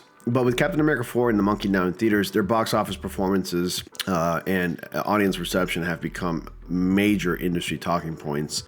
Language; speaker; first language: English; native; English